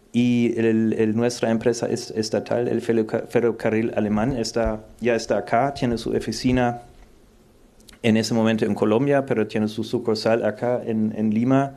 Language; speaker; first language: Spanish; non-native, fluent; German